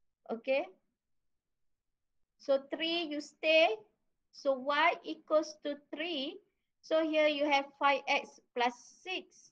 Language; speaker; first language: English; non-native, local second language; Malay